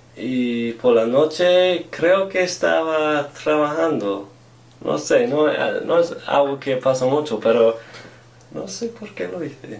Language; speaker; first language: Spanish; non-native, learner; English